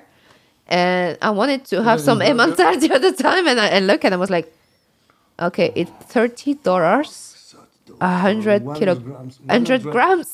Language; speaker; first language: English; non-native, fluent; French